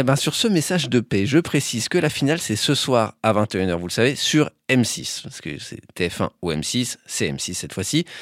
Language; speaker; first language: French; native; French